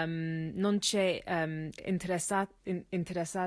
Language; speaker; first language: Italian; non-native, learner; English